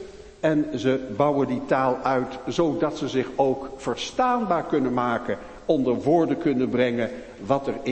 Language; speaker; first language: Dutch; native; Dutch